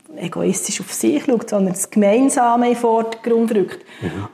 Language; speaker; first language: German; native; German